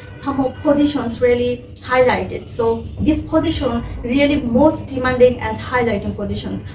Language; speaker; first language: English; non-native, local second language; Bangla